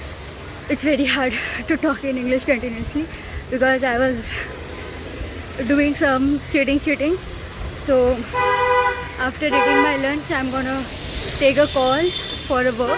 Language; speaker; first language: English; non-native, local second language; Hindi